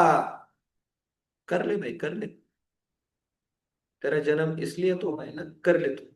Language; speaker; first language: Hindi; non-native, local second language; Marathi